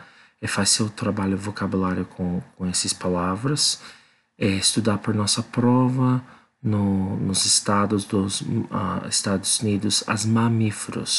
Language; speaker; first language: Portuguese; non-native, learner; English